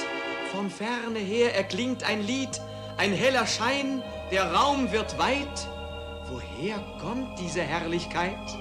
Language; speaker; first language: German; native; German